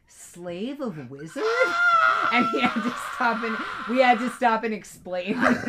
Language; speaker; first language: English; native; English